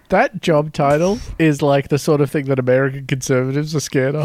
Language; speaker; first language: English; native; English